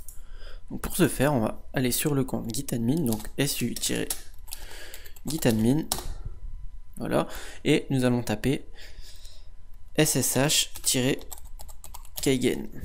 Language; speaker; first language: French; native; French